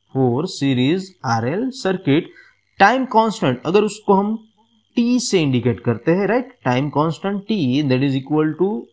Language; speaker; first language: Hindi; non-native, local second language; Gujarati